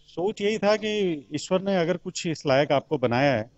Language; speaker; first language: Hindi; native; Hindi